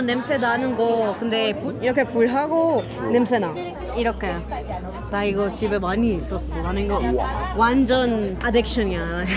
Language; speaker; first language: Korean; non-native, learner; Spanish